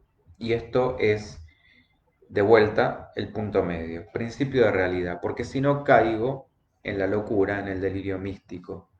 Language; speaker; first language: Spanish; native; Spanish